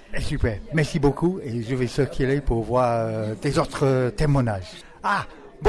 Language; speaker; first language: French; non-native, learner; English